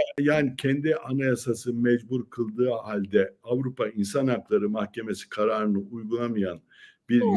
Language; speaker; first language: Turkish; native; Turkish